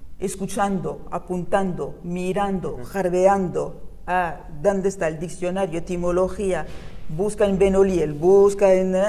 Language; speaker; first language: Spanish; early bilingual, heritage; Spanish